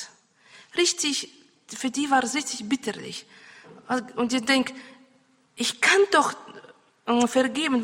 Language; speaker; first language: German; non-native, learner; Russian